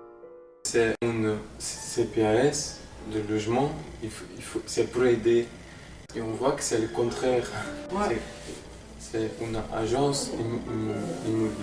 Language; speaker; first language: French; non-native, learner; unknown